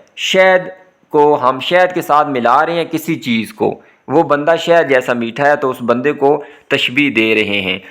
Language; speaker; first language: Urdu; native; Urdu